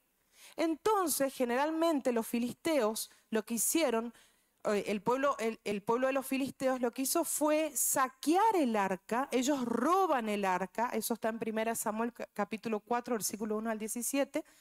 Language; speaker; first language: Spanish; native; Spanish